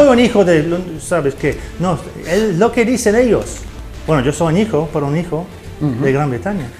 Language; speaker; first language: Spanish; non-native, fluent; English